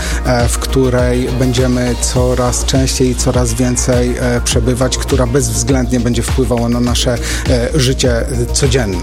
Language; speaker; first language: Polish; native; Polish